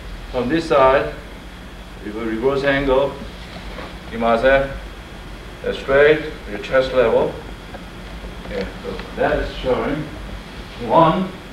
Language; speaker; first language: English; non-native, fluent; Korean